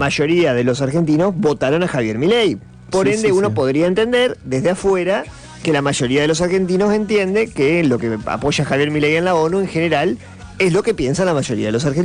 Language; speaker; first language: Spanish; native; Spanish